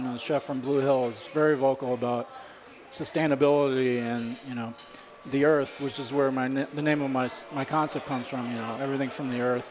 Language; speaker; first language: English; native; English